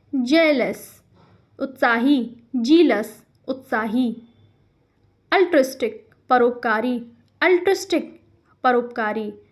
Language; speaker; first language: Hindi; native; Hindi